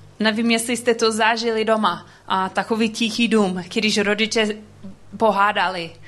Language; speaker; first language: Czech; non-native, learner; English